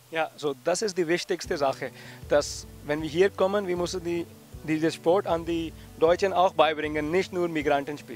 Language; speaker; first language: German; non-native, learner; Urdu